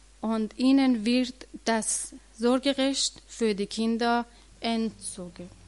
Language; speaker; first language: German; non-native, learner; Persian